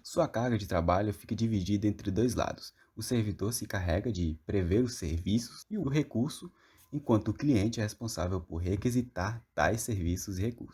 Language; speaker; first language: Portuguese; native; Portuguese